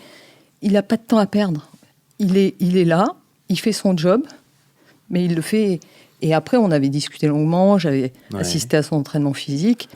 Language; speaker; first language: French; native; French